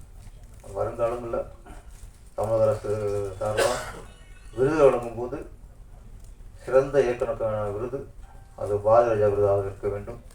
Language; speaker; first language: Tamil; native; Tamil